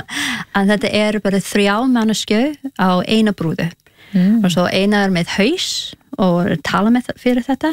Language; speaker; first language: Icelandic; non-native, learner; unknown